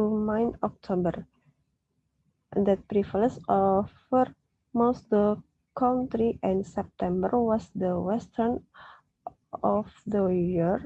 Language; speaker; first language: English; non-native, learner; Indonesian